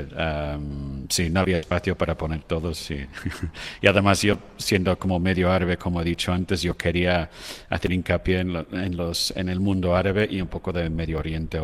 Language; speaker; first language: Spanish; non-native, fluent; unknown